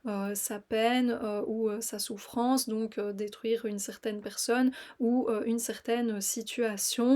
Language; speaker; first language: French; native; French